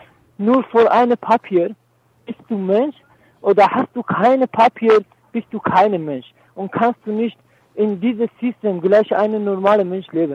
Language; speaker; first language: German; non-native, learner; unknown